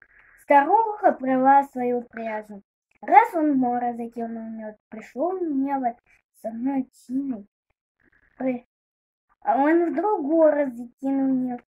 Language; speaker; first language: Russian; native; Russian